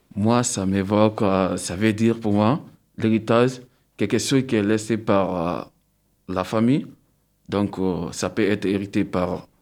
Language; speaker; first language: French; non-native, local second language; Susu